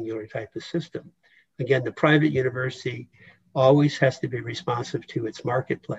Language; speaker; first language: English; native; English